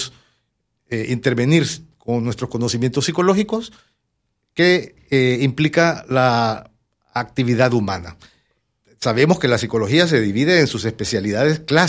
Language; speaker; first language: Spanish; native; Spanish